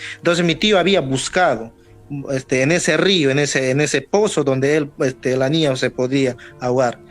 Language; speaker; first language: Spanish; non-native, local second language; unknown